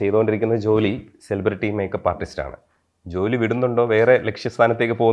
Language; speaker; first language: Malayalam; native; Malayalam